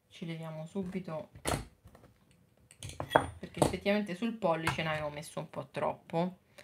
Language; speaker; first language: Italian; native; Italian